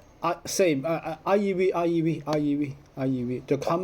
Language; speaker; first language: English; non-native, learner; Cantonese